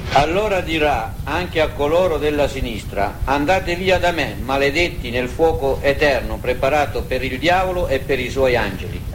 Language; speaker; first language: Italian; native; Italian